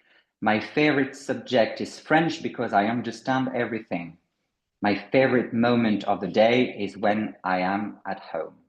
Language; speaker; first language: English; non-native, fluent; French